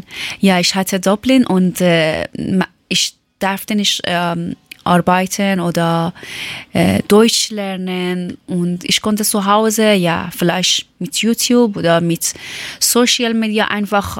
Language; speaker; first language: German; non-native, learner; Persian